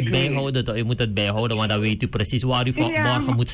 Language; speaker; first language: Dutch; native; Dutch